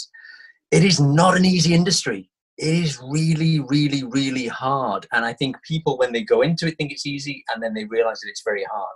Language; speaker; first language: English; native; English